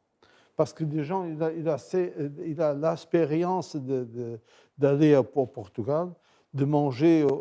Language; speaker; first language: French; non-native, fluent; Portuguese